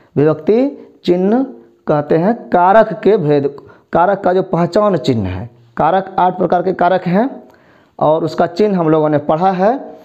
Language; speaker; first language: Hindi; native; Hindi